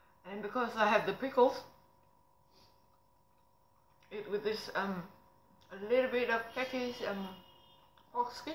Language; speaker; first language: English; non-native, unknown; Vietnamese